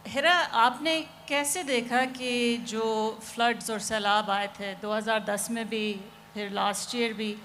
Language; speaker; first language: Urdu; native; Urdu